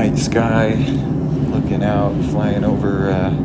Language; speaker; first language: English; native; English